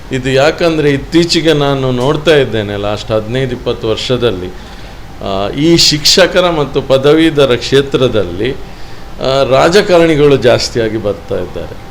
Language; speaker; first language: Kannada; native; Kannada